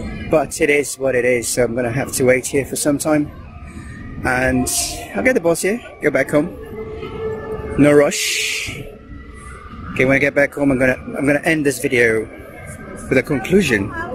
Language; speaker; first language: English; non-native, fluent; Portuguese